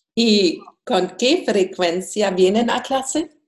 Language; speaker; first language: Spanish; non-native, fluent; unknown